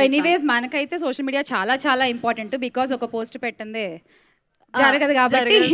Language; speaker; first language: Telugu; native; Telugu